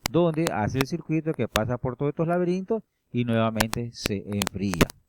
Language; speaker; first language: Spanish; native; Spanish